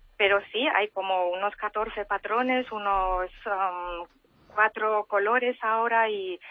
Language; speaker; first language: Spanish; early bilingual, heritage; German